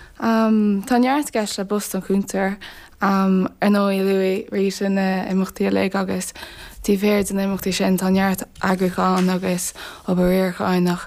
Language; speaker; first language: Irish; non-native, local second language; English